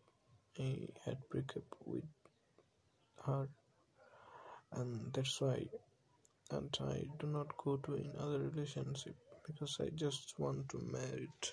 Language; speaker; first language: English; non-native, learner; Bangla